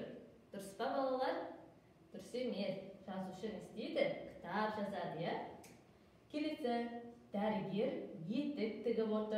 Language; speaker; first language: Kazakh; native; Kazakh